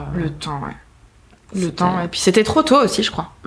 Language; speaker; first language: French; native; French